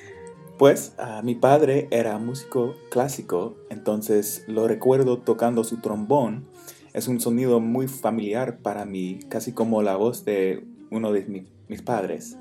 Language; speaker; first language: Spanish; non-native, fluent; English